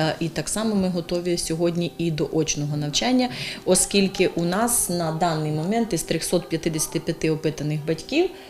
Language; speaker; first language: Ukrainian; native; Ukrainian